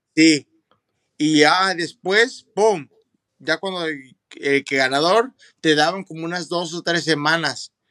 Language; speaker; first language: Spanish; early bilingual, heritage; Spanish